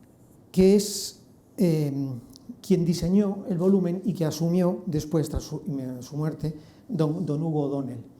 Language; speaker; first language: Spanish; native; Spanish